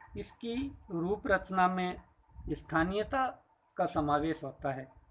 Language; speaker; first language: Hindi; native; Hindi